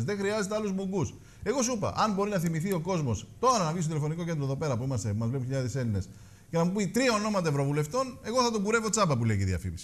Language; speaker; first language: Greek; native; Greek